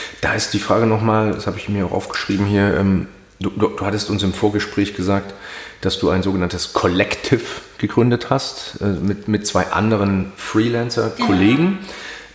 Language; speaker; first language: German; native; German